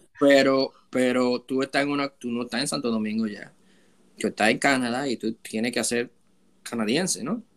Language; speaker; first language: Spanish; native; Spanish